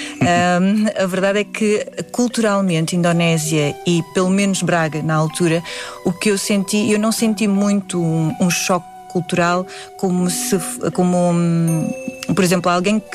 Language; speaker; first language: Portuguese; early bilingual, other home language; Indonesian